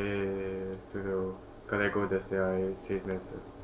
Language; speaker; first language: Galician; non-native, learner; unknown